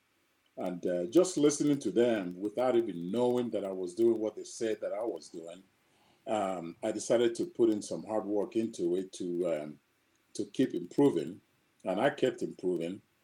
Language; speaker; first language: English; non-native, local second language; Igbo